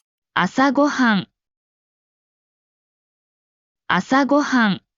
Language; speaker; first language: Japanese; native; Japanese